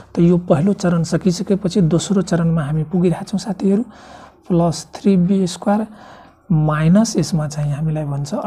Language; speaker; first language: Nepali; non-native, local second language; Maithili